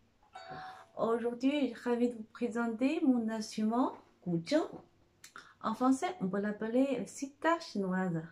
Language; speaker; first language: French; non-native, fluent; Chinese